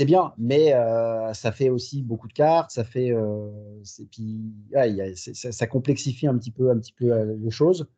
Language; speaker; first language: French; native; French